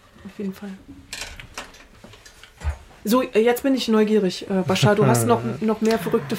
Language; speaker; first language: German; native; German